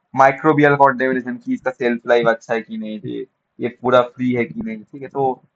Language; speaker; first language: Hindi; non-native, local second language; Bangla